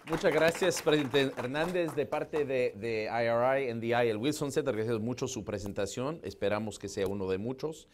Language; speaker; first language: Spanish; non-native, fluent; English